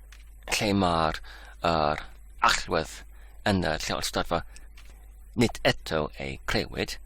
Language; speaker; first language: Welsh; non-native, fluent; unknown